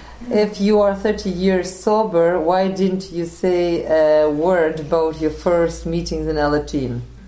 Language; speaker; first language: English; non-native, fluent; Russian